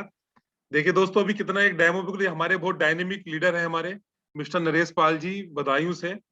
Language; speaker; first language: Hindi; native; Hindi